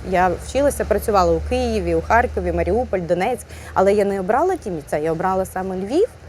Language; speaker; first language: Ukrainian; non-native, local second language; Russian